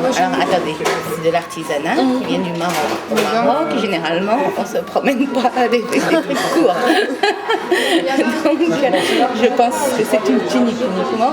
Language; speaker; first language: French; native; French